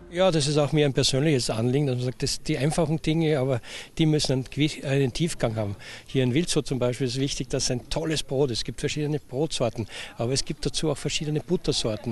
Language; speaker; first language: German; native; German